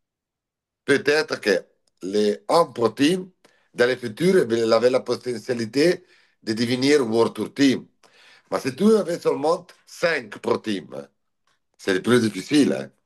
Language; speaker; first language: French; non-native, learner; Italian